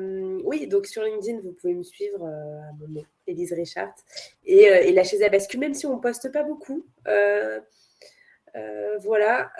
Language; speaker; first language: French; native; French